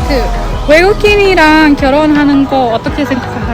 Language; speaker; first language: Korean; non-native, learner; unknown